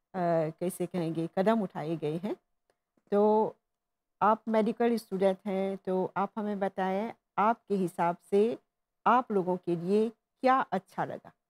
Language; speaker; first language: Hindi; non-native, local second language; Morisyen